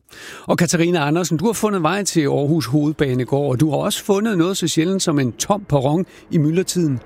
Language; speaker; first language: Danish; native; Danish